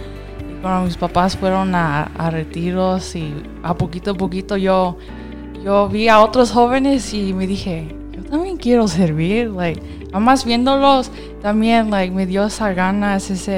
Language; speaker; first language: Spanish; early bilingual, heritage; Spanish